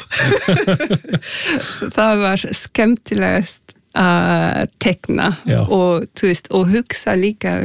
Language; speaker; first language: Icelandic; non-native, fluent; French